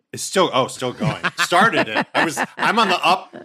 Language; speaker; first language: English; native; English